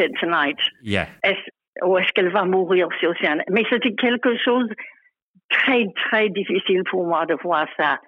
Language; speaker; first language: French; non-native, fluent; English